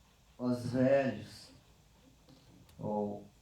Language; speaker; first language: Portuguese; non-native, local second language; Yanomámi